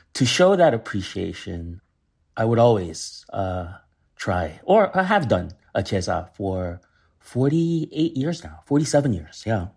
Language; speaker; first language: English; early bilingual, other home language; Korean